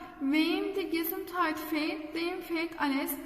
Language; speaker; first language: German; non-native, fluent; Turkish